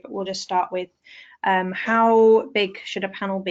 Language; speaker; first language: English; native; English